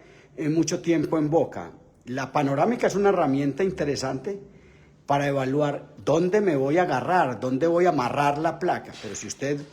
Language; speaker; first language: Spanish; native; Spanish